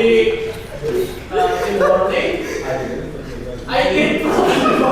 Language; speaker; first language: English; non-native, learner; Indonesian